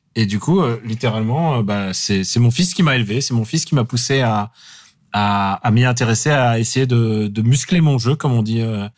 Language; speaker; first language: French; non-native, fluent; Russian